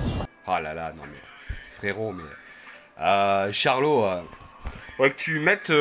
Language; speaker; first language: French; native; French